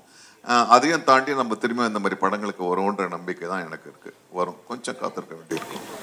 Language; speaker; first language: Tamil; native; Tamil